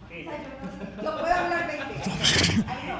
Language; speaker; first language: Spanish; native; Spanish